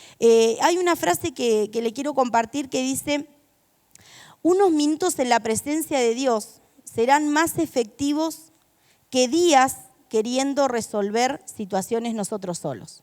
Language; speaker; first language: Spanish; native; Spanish